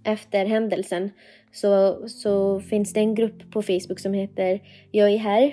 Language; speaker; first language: Swedish; non-native, fluent; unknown